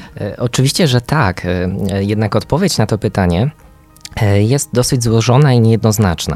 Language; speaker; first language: Polish; native; Polish